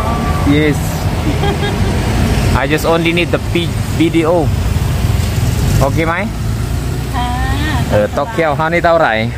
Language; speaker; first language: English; non-native, learner; Filipino